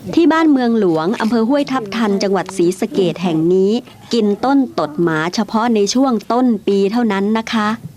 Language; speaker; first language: Thai; native; Thai